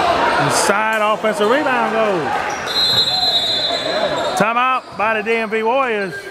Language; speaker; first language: English; native; English